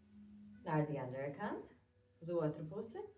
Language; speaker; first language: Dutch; non-native, fluent; Latvian